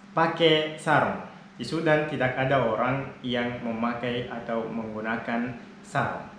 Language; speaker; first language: Indonesian; non-native, fluent; Arabic